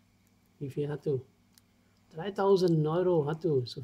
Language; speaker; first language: German; non-native, learner; Vietnamese